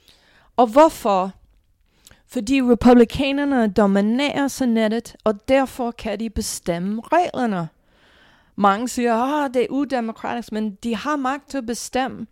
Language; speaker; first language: Danish; non-native, fluent; English